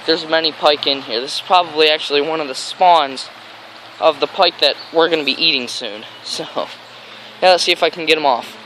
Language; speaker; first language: English; native; English